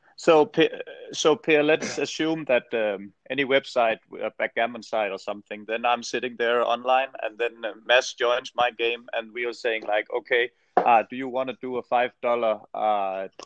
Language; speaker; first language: English; non-native, fluent; Danish